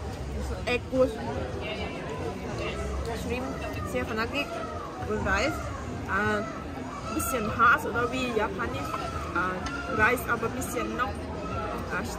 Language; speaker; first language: German; non-native, learner; Thai